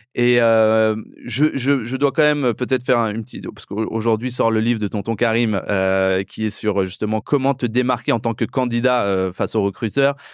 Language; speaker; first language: French; early bilingual, other home language; Persian